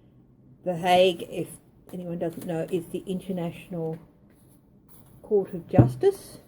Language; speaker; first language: English; native; English